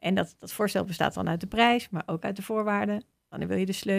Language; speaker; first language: Dutch; native; Dutch